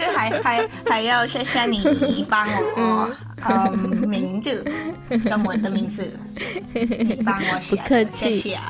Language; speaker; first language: Chinese; non-native, learner; Thai